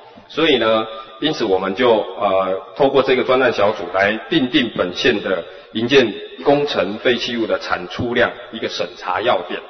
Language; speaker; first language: Chinese; native; Chinese